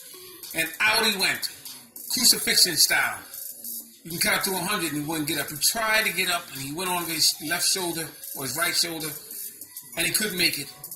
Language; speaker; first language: English; native; English